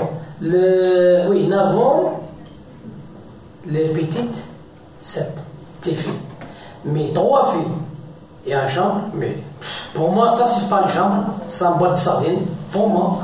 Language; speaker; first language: French; non-native, learner; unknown